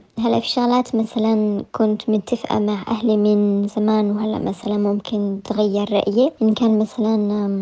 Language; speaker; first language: Arabic; early bilingual, heritage; French